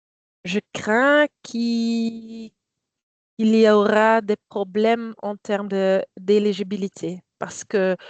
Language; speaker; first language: French; non-native, fluent; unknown